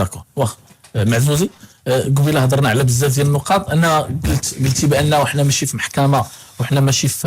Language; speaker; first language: Arabic; native; Arabic